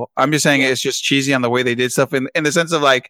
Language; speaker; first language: English; early bilingual, other home language; Spanish